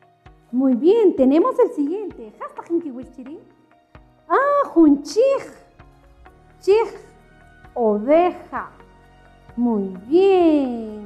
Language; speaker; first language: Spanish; non-native, local second language; Kʼicheʼ